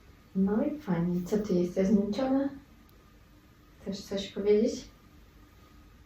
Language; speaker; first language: Polish; non-native, fluent; Russian